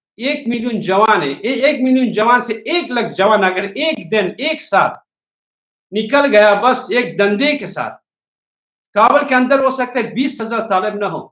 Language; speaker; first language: Hindi; non-native, learner; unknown